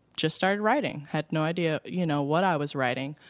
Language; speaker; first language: English; native; English